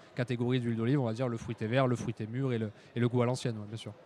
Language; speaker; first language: French; native; French